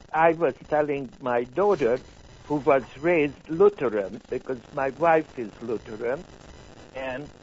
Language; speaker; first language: English; non-native, fluent; Hungarian